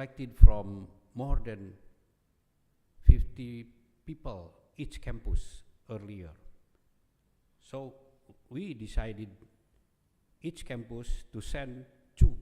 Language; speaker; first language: English; non-native, fluent; Indonesian